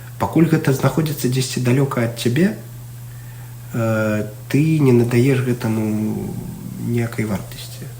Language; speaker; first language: Belarusian; non-native, local second language; Russian